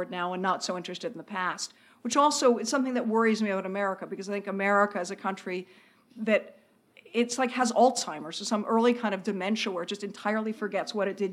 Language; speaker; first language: English; native; English